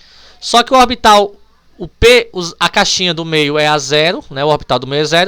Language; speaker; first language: Portuguese; native; Portuguese